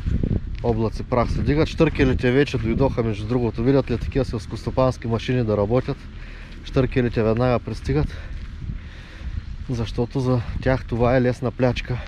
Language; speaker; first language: Bulgarian; native; Bulgarian